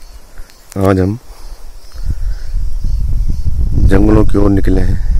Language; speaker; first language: Hindi; native; Hindi